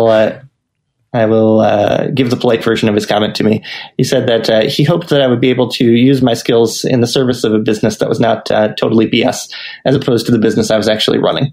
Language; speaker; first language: English; native; English